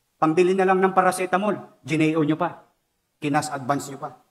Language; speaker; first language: Filipino; native; Filipino